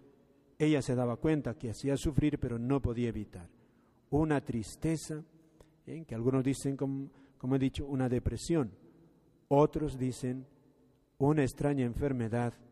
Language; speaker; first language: Spanish; native; Spanish